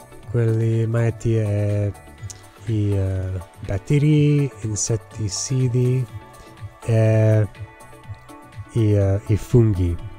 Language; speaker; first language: Italian; non-native, learner; English